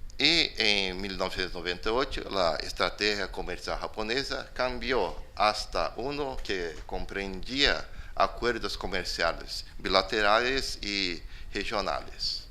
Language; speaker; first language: Spanish; non-native, fluent; Portuguese